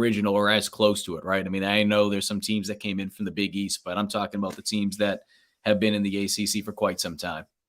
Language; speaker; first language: English; native; English